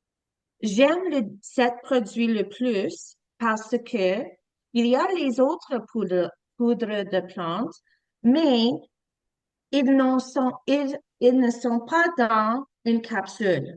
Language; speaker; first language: French; non-native, learner; English